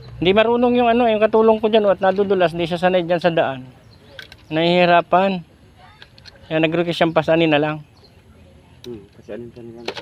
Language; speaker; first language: Filipino; native; Filipino